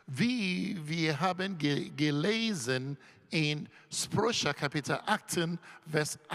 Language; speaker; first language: German; non-native, learner; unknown